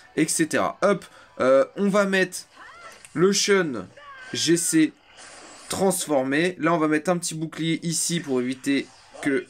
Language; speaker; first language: French; native; French